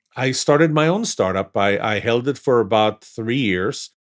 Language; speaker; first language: English; non-native, fluent; Hebrew